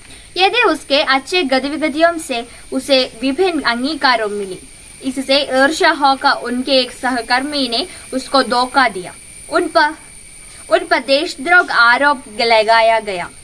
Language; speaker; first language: Hindi; non-native, local second language; Malayalam